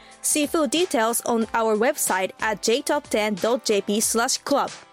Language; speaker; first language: English; non-native, fluent; Japanese